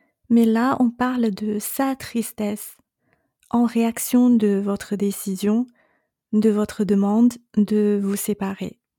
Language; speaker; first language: French; non-native, fluent; Chinese